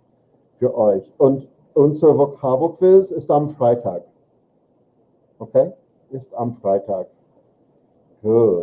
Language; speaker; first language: German; non-native, fluent; English